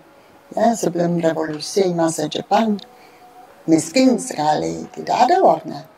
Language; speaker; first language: Indonesian; non-native, fluent; English